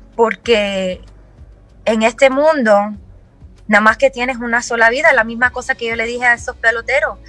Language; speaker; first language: Spanish; early bilingual, heritage; Spanish